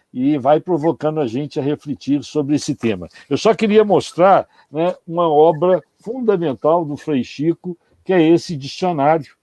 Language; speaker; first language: Portuguese; native; Portuguese